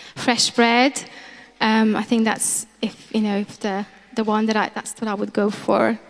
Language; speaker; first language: English; non-native, fluent; Romanian